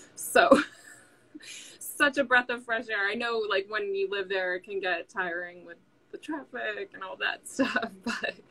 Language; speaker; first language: English; native; English